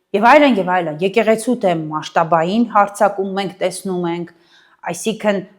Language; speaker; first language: Armenian; native; Armenian